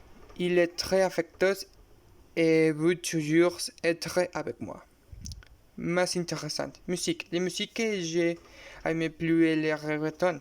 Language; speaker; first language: French; non-native, learner; Spanish